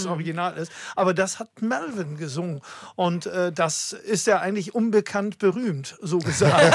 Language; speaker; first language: German; native; German